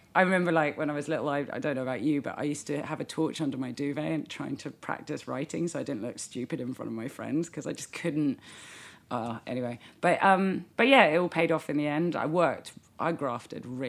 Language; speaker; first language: English; native; English